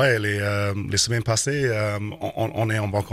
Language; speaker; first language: French; non-native, learner; English